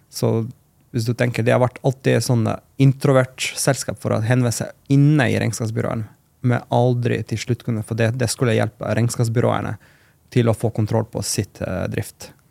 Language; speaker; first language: Norwegian; non-native, fluent; Macedonian